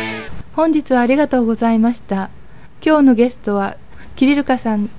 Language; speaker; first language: Japanese; native; Japanese